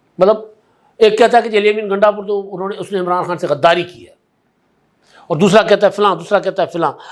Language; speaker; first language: Urdu; non-native, local second language; Sindhi